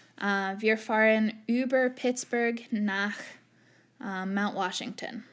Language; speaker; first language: German; non-native, fluent; English